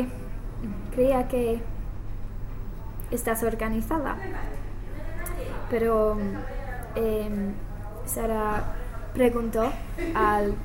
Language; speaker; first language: Spanish; non-native, learner; English